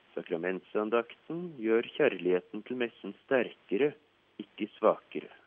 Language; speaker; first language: Norwegian; native; Norwegian